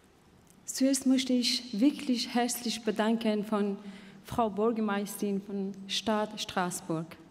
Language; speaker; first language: German; non-native, fluent; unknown